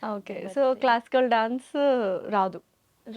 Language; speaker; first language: Telugu; native; Telugu